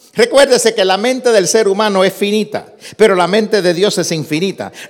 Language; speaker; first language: Spanish; early bilingual, heritage; Spanish